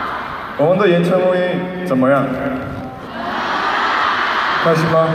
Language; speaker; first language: Chinese; non-native, learner; Korean